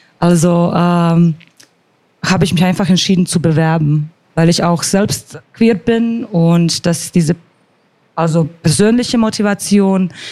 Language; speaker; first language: German; non-native, fluent; Croatian